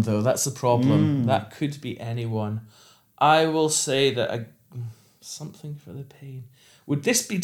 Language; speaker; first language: English; native; English